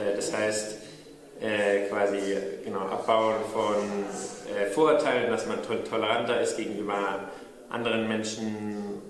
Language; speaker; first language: German; native; German